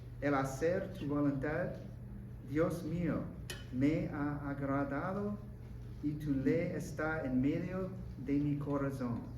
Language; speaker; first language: Spanish; non-native, learner; English